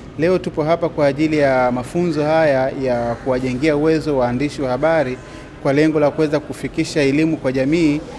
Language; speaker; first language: Swahili; native; Swahili